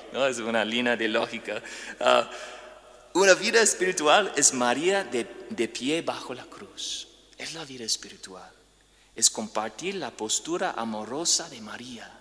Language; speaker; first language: Spanish; non-native, fluent; English